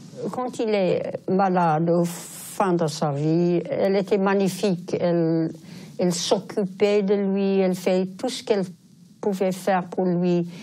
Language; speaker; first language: French; non-native, fluent; English